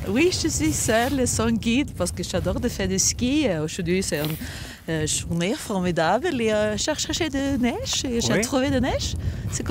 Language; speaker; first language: French; non-native, learner; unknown